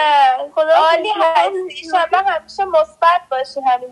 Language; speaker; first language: Persian; native; Persian